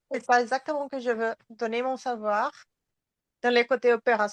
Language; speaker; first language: French; non-native, fluent; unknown